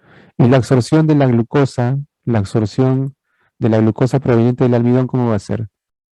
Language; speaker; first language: Spanish; native; Spanish